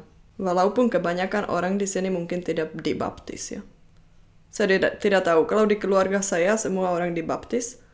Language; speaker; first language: Indonesian; non-native, fluent; Czech